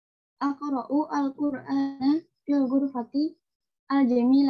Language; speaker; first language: Arabic; non-native, learner; Indonesian